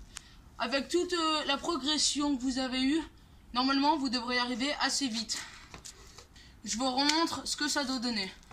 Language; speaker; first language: French; native; French